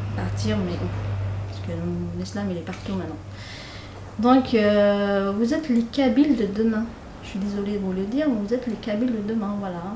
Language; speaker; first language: French; non-native, local second language; Kabyle